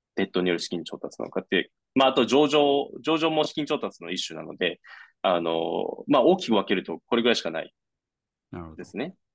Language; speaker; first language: Japanese; non-native, fluent; Chinese